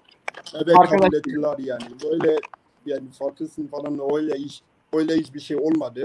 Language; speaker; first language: Turkish; non-native, learner; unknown